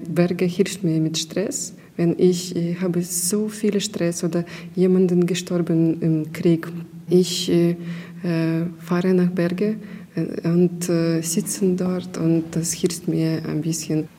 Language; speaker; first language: German; non-native, learner; Ukrainian